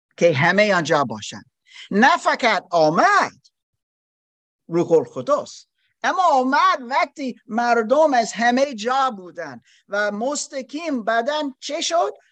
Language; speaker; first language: Persian; non-native, learner; German